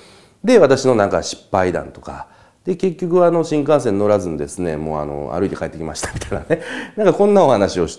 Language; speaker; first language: Japanese; native; Japanese